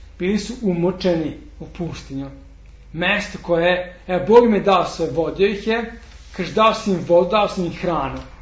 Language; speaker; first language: Serbian; non-native, fluent; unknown